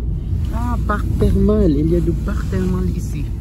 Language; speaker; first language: French; non-native, learner; Filipino